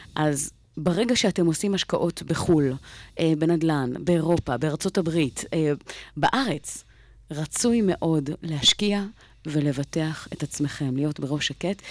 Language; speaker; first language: Hebrew; native; Hebrew